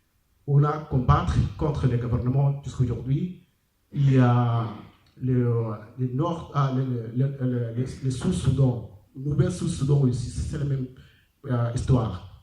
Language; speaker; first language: French; non-native, learner; Arabic